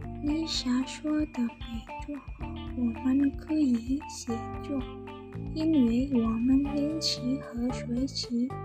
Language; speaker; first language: Chinese; non-native, learner; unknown